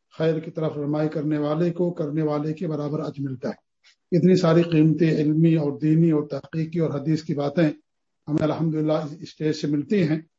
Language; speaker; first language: Urdu; native; Urdu